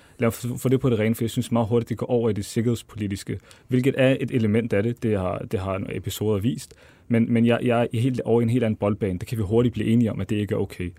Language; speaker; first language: Danish; early bilingual, other home language; Arabic